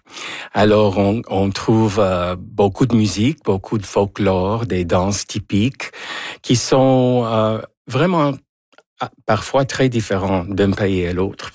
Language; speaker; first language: French; non-native, fluent; Spanish